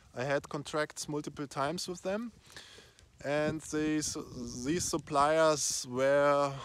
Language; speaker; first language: English; non-native, fluent; German